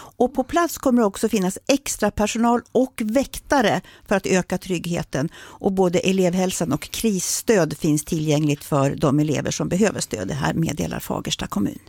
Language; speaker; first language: Swedish; native; Swedish